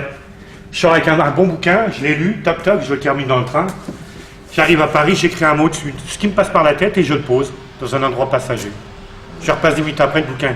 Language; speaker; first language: French; native; French